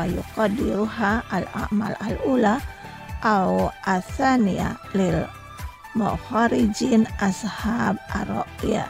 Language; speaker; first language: Arabic; non-native, fluent; Indonesian